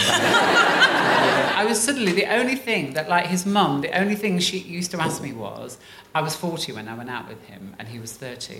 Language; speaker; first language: English; native; English